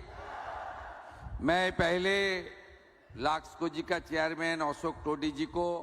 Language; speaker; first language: Hindi; non-native, local second language; Bangla